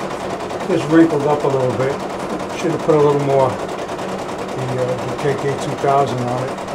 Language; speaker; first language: English; native; English